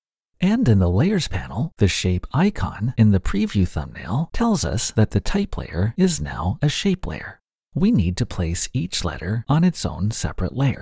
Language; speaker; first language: English; native; English